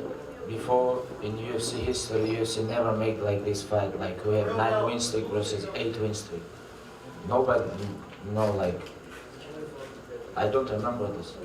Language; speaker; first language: English; non-native, learner; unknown